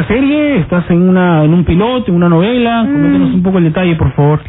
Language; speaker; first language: Spanish; native; Spanish